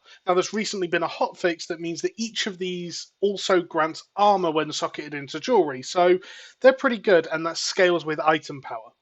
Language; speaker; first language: English; native; English